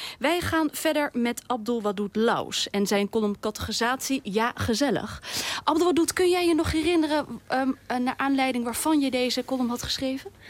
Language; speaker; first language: Dutch; early bilingual, other home language; Turkish